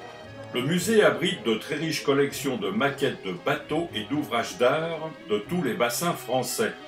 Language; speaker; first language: French; native; French